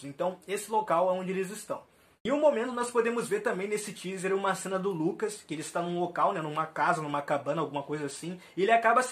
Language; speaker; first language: Portuguese; native; Portuguese